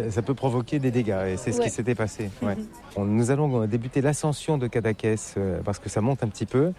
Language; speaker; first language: French; native; French